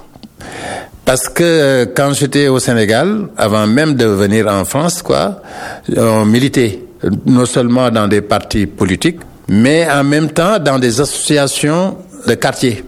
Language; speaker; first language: French; non-native, local second language; Wolof